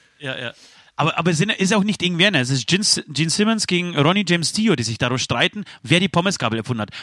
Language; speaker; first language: German; early bilingual, other home language; Polish